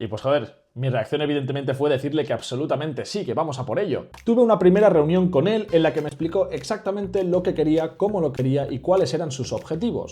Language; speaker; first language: Spanish; native; Spanish